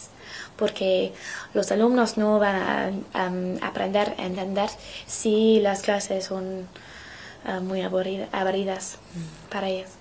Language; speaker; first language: Spanish; non-native, learner; English